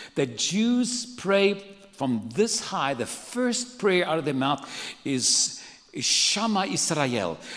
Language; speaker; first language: English; native; English